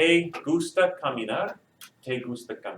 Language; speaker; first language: Spanish; non-native, fluent; English